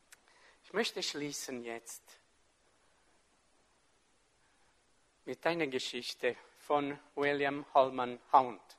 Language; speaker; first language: German; non-native, fluent; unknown